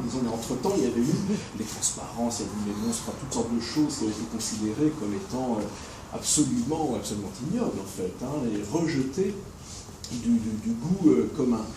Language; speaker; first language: French; native; French